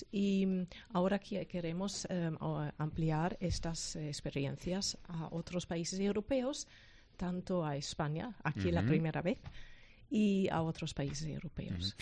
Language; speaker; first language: Spanish; non-native, fluent; German